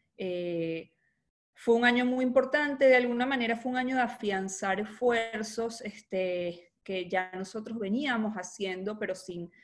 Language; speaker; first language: Spanish; native; Spanish